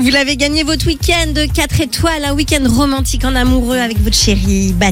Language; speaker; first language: French; native; French